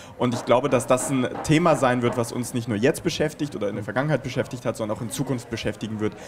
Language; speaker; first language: German; early bilingual, other home language; Russian